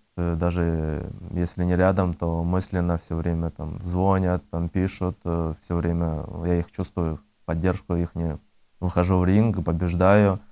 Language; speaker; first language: Russian; early bilingual, other home language; Azerbaijani